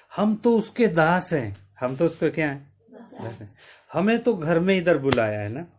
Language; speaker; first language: Hindi; native; Hindi